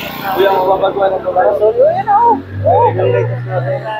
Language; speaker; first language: Filipino; native; Filipino